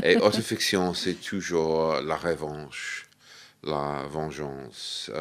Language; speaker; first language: French; non-native, fluent; English